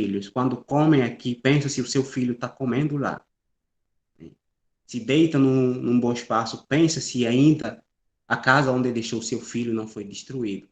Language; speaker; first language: Portuguese; non-native, local second language; Upper Guinea Crioulo